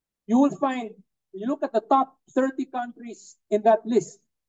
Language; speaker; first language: English; non-native, local second language; Cebuano